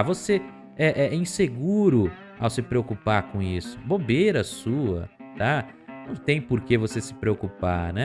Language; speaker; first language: Portuguese; native; Portuguese